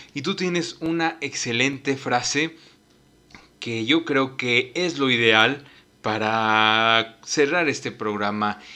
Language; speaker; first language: Spanish; native; Spanish